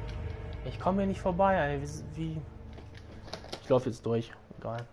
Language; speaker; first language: German; native; German